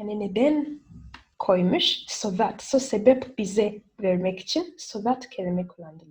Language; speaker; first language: Turkish; non-native, learner; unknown